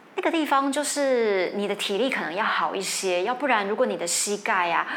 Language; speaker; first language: Chinese; native; Chinese